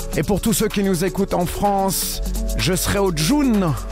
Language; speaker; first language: French; native; French